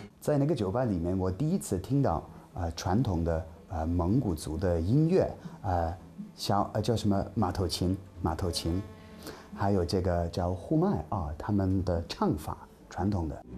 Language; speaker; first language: Chinese; non-native, fluent; English